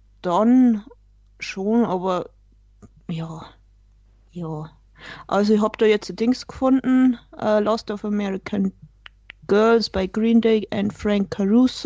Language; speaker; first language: German; native; German